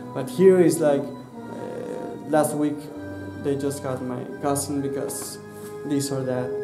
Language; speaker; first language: English; non-native, fluent; Spanish